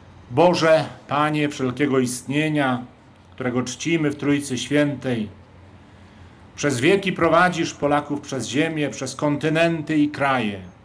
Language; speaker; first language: Polish; native; Polish